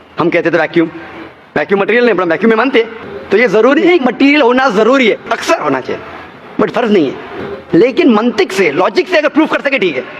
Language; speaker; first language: Hindi; non-native, local second language; Konkani